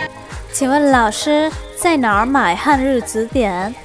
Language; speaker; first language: Chinese; non-native, learner; Vietnamese